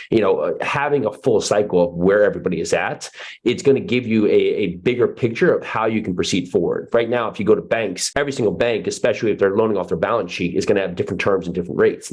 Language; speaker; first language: English; native; English